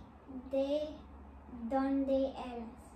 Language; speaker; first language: Spanish; non-native, learner; Arabic